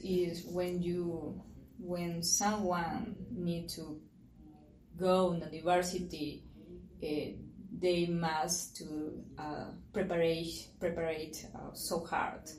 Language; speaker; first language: English; non-native, learner; Spanish